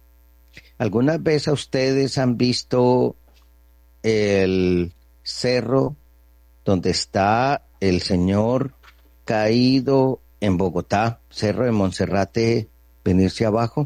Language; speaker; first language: Spanish; native; Spanish